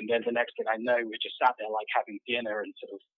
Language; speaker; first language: English; native; English